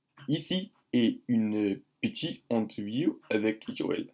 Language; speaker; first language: French; non-native, learner; Danish